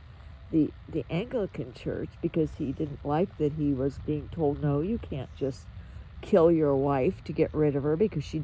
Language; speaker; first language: English; native; English